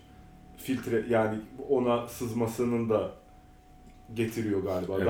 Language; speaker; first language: Turkish; native; Turkish